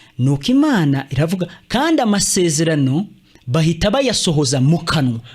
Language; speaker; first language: Kinyarwanda; native; Kinyarwanda